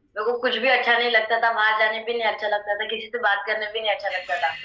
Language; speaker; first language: Hindi; non-native, local second language; Marathi